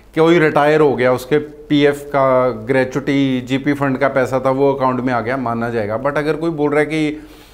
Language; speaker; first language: Hindi; non-native, local second language; Punjabi